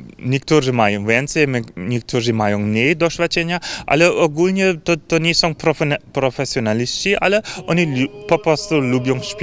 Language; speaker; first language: Polish; non-native, learner; German